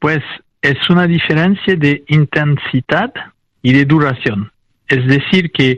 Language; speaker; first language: Spanish; non-native, fluent; French